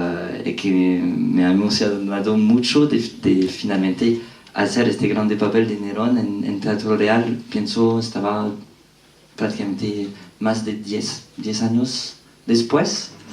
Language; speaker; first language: Spanish; non-native, fluent; French